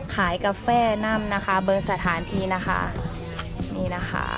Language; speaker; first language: Thai; native; Thai